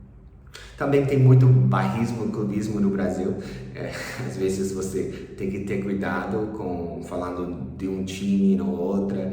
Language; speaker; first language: Portuguese; early bilingual, other home language; English